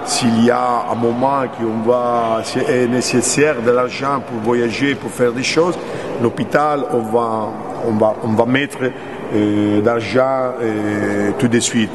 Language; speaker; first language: French; non-native, learner; Italian